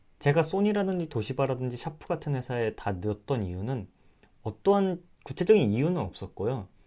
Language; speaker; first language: Korean; native; Korean